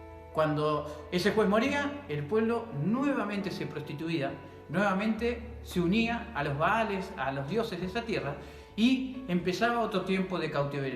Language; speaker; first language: Spanish; native; Spanish